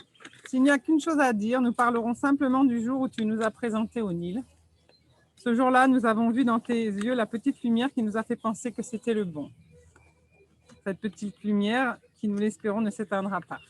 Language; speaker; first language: French; native; French